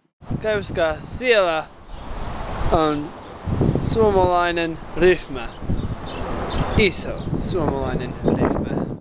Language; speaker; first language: Finnish; non-native, learner; English